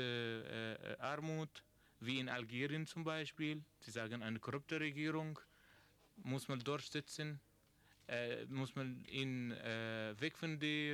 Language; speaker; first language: German; non-native, learner; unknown